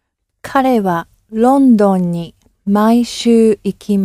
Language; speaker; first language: Japanese; non-native, learner; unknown